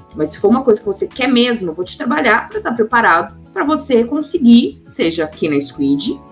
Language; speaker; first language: Portuguese; native; Portuguese